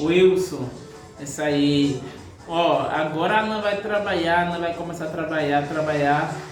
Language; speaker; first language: Portuguese; non-native, learner; Haitian Creole